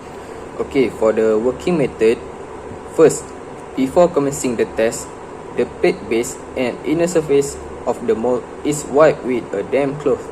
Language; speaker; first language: English; non-native, learner; Malay